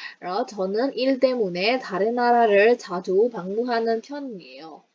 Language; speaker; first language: Korean; non-native, fluent; Burmese